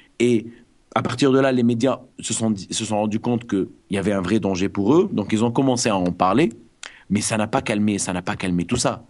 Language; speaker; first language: French; non-native, local second language; Arabic